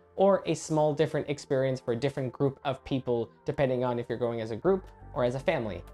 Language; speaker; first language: English; native; English